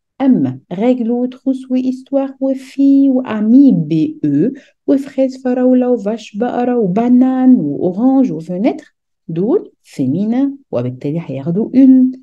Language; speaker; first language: Arabic; native; Arabic